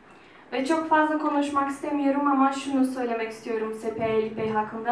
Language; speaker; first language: Turkish; non-native, fluent; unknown